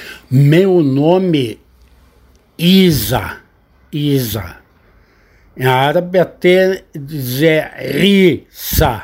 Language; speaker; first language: Portuguese; non-native, learner; Arabic